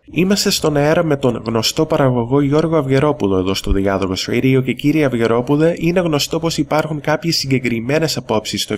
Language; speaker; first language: Greek; native; Greek